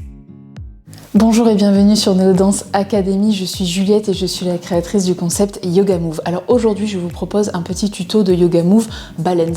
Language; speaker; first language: French; native; French